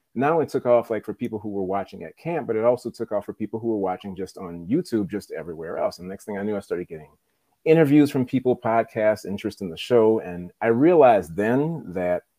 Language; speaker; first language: English; native; English